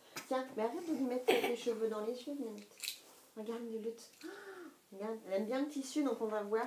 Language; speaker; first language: French; native; French